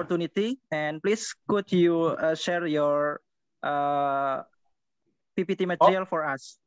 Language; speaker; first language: English; non-native, learner; Indonesian